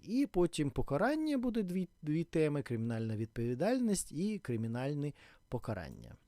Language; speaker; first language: Ukrainian; non-native, fluent; Russian